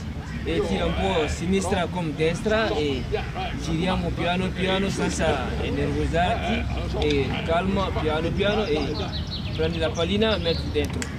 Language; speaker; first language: Italian; non-native, learner; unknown